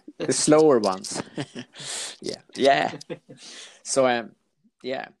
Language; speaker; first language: English; non-native, fluent; Swedish